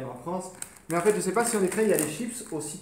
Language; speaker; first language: French; native; French